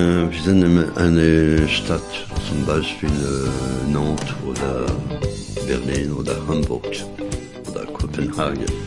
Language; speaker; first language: German; non-native, learner; French